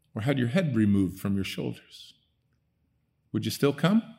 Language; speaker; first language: English; early bilingual, other home language; Dutch